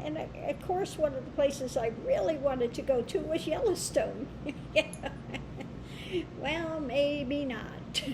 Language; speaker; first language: English; native; English